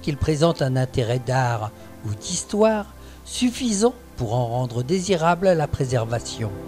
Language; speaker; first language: French; native; French